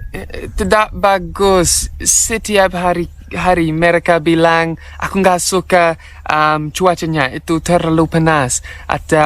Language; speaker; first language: Indonesian; non-native, learner; English